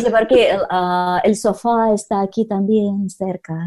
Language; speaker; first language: Spanish; non-native, learner; Russian